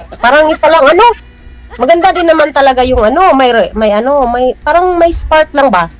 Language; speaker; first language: Filipino; non-native, local second language; Cebuano